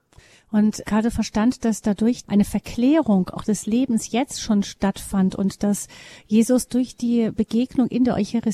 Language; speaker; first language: German; native; German